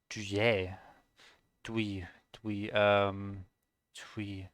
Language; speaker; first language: Korean; non-native, learner; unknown